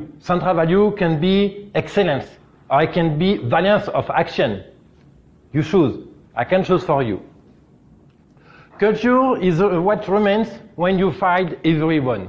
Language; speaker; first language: English; non-native, learner; French